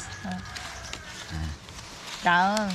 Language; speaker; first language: English; non-native, learner; Filipino